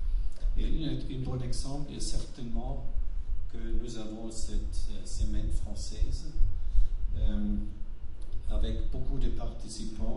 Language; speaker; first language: French; non-native, fluent; German